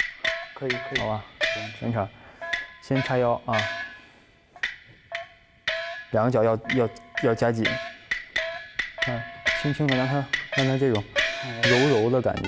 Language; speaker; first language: Chinese; native; Chinese